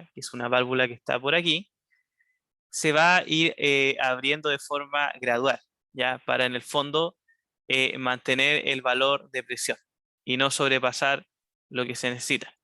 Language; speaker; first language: Spanish; native; Spanish